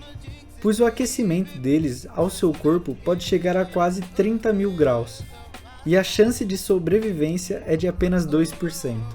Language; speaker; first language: Portuguese; native; Portuguese